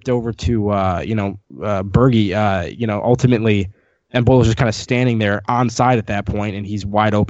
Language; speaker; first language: English; native; English